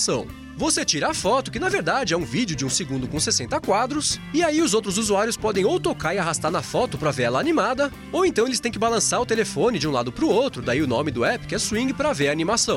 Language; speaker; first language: Portuguese; native; Portuguese